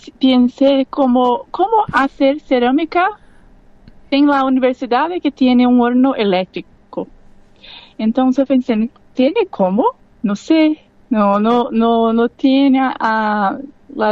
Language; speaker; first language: Spanish; non-native, learner; Portuguese